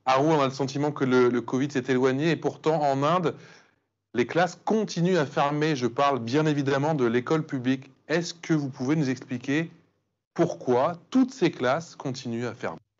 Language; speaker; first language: French; native; French